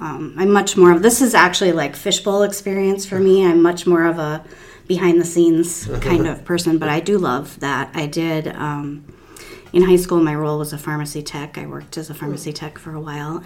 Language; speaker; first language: English; native; English